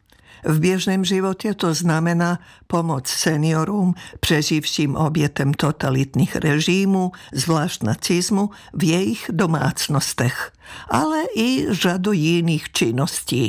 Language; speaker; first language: Czech; non-native, fluent; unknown